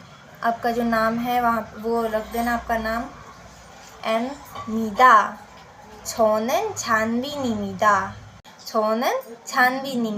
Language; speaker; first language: Hindi; native; Hindi